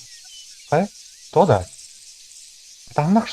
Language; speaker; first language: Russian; non-native, local second language; Yakut